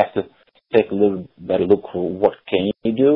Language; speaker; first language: English; non-native, fluent; Dutch